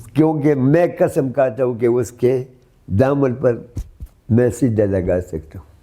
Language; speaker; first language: Urdu; non-native, local second language; Pashto